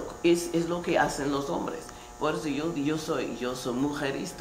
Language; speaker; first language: Spanish; non-native, fluent; English